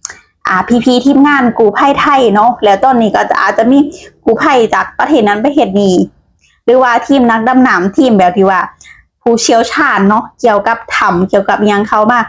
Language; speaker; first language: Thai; non-native, local second language; Lao